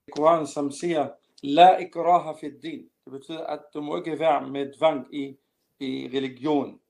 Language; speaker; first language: Danish; non-native, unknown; Arabic